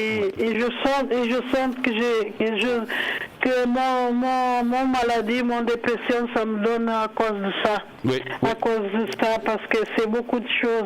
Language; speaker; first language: French; non-native, learner; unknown